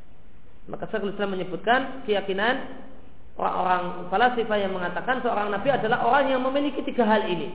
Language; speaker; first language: Indonesian; native; Indonesian